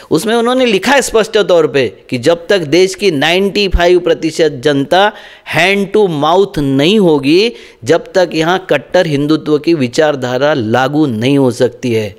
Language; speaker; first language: Hindi; non-native, local second language; Marathi